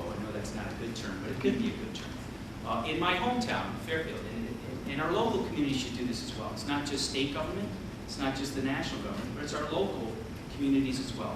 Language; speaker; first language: English; native; English